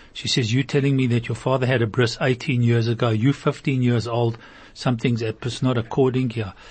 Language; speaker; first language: English; native; English